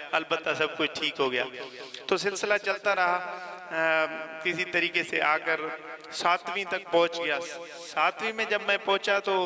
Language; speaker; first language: Urdu; non-native, local second language; Saraiki